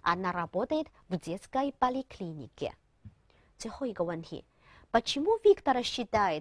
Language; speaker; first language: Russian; non-native, fluent; Chinese